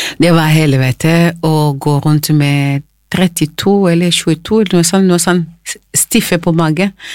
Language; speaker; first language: Norwegian; non-native, fluent; Lingala